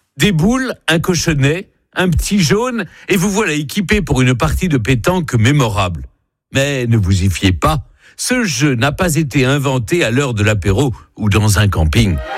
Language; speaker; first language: French; native; French